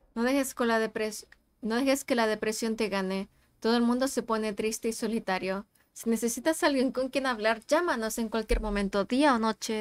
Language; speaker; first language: Spanish; native; Spanish